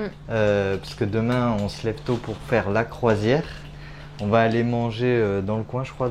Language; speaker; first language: French; native; French